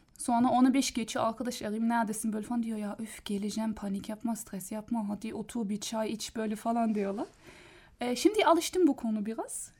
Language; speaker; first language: Turkish; non-native, learner; German